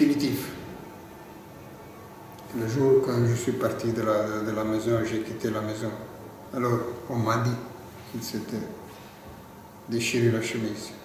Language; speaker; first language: French; non-native, fluent; Italian